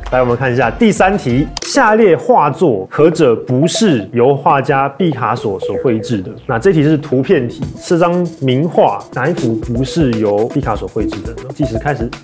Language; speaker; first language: Chinese; native; Chinese